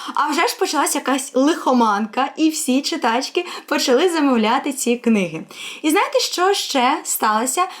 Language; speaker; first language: Ukrainian; non-native, local second language; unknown